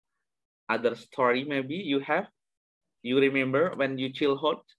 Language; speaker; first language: English; non-native, learner; Indonesian